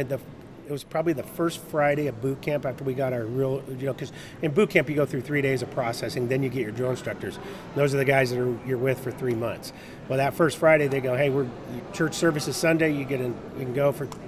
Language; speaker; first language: English; native; English